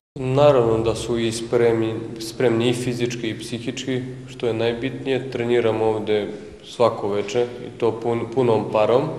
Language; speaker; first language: Croatian; non-native, local second language; Romanian